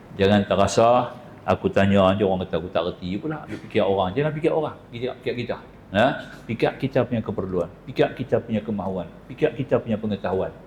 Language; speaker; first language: Malay; native; Malay